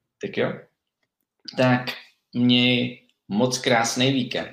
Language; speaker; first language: Czech; native; Czech